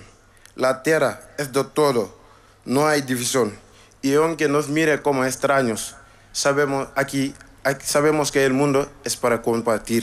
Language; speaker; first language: Spanish; non-native, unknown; Wolof